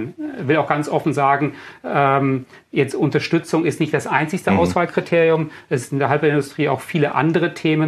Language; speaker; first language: German; native; German